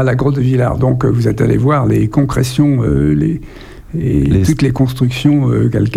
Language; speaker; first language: French; native; French